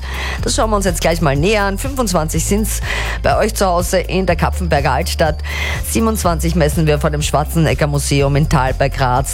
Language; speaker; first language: German; native; German